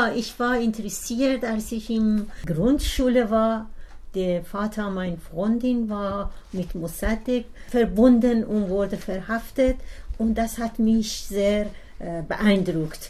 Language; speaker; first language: German; non-native, learner; Persian